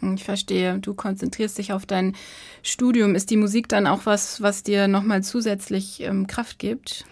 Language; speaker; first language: German; native; German